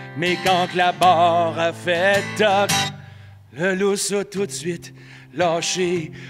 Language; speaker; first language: French; native; French